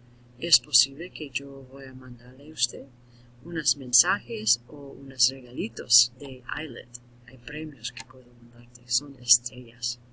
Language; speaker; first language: Spanish; non-native, learner; English